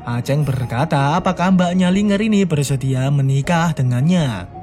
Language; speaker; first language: Indonesian; native; Indonesian